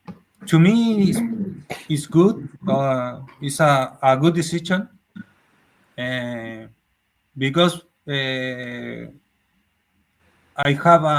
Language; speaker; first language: English; non-native, learner; Spanish